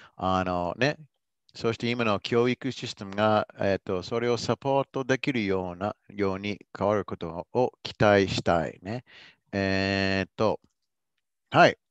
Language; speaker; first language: Japanese; non-native, fluent; English